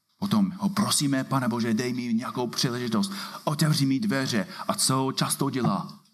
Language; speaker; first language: Czech; non-native, fluent; English